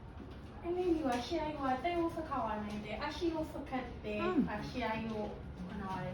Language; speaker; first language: Japanese; non-native, learner; Burmese